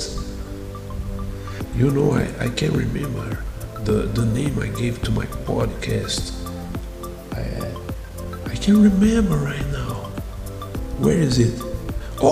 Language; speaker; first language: English; non-native, fluent; Portuguese